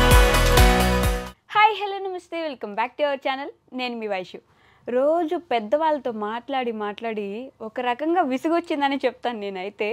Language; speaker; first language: Telugu; native; Telugu